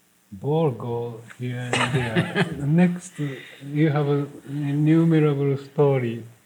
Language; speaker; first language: English; non-native, fluent; Japanese